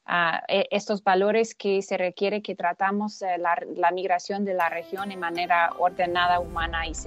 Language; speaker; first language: Spanish; non-native, fluent; English